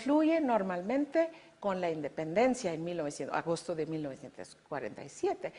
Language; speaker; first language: Spanish; non-native, fluent; Bangla